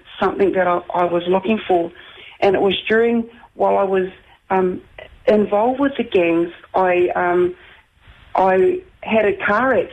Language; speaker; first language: English; native; English